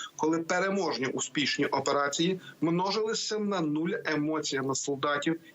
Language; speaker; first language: Ukrainian; native; Ukrainian